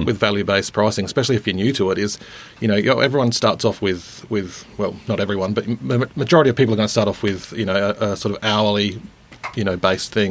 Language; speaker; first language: English; native; English